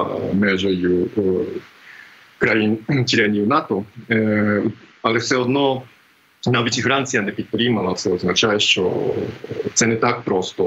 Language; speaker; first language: Ukrainian; non-native, fluent; Japanese